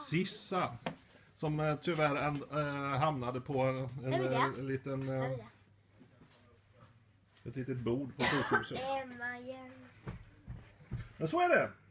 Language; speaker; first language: Swedish; native; Swedish